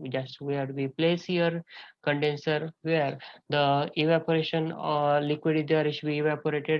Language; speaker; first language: English; non-native, local second language; Marathi